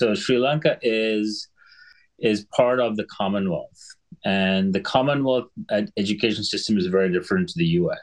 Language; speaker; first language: English; non-native, local second language; Sinhala